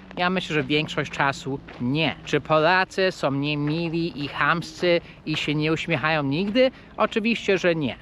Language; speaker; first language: Polish; non-native, fluent; English